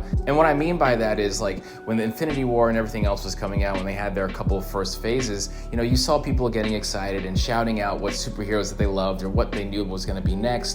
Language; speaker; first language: English; native; English